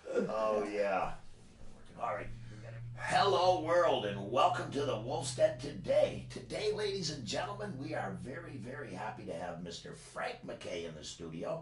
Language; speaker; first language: English; native; English